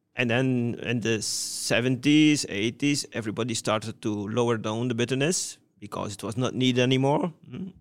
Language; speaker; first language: English; non-native, fluent; Dutch